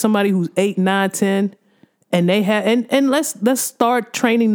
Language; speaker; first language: English; native; English